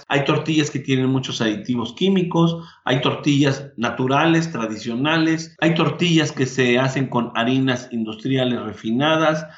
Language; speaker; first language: Spanish; native; Spanish